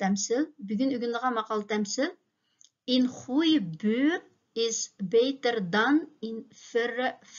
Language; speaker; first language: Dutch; non-native, learner; Uyghur